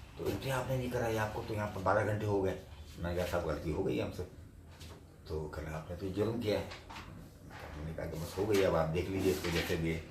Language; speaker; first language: Urdu; native; Urdu